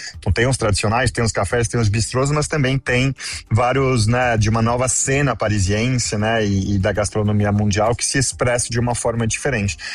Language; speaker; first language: Portuguese; non-native, fluent; French